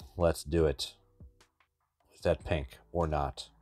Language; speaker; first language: English; native; English